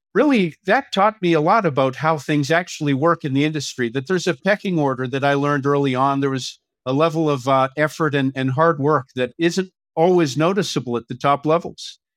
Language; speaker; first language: English; native; English